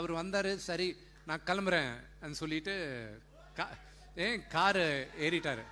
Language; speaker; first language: Tamil; non-native, fluent; Telugu